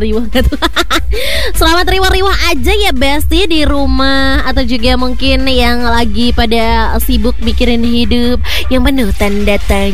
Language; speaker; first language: Indonesian; native; Indonesian